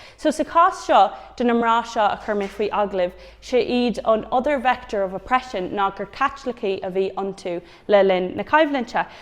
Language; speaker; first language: Irish; non-native, local second language; English